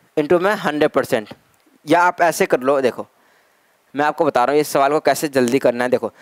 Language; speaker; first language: Hindi; native; Hindi